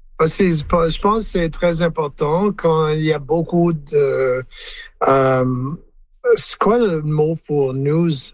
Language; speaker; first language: French; non-native, learner; English